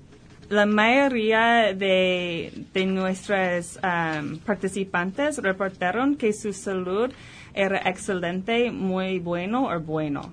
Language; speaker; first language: Spanish; early bilingual, heritage; Spanish